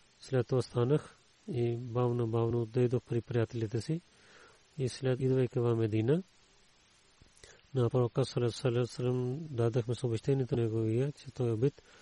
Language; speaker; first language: Bulgarian; non-native, learner; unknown